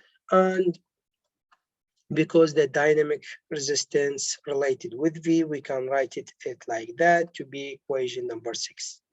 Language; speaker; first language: English; non-native, local second language; Arabic